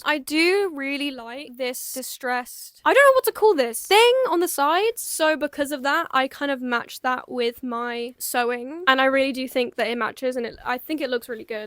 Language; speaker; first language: English; native; English